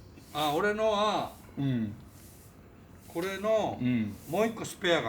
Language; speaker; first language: Japanese; native; Japanese